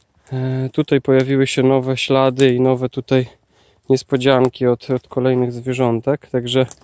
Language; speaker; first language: Polish; native; Polish